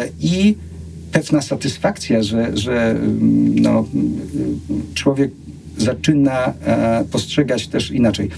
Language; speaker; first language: Polish; native; Polish